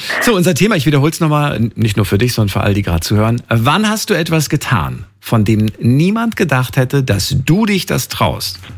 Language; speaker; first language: German; native; German